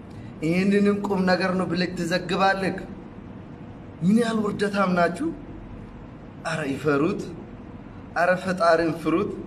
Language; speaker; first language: Amharic; non-native, local second language; Oromo